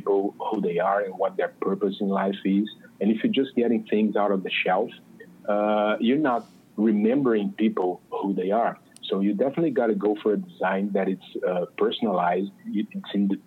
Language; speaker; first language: English; non-native, fluent; Portuguese